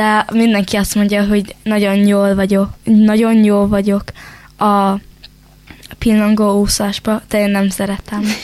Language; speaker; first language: Hungarian; early bilingual, heritage; Hungarian